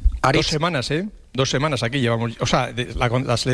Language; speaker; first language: Spanish; native; Spanish